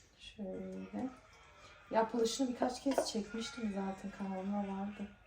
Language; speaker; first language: Turkish; early bilingual, heritage; Turkish